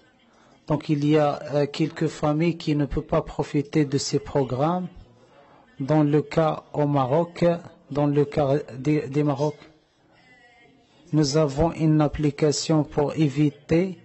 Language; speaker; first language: French; non-native, learner; Arabic